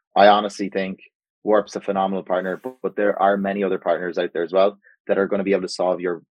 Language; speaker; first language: English; native; English